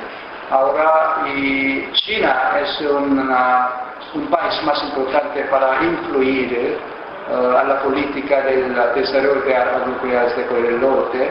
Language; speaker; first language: Spanish; non-native, fluent; Korean